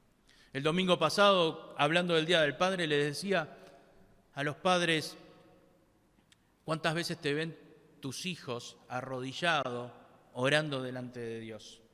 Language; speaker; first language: Spanish; native; Spanish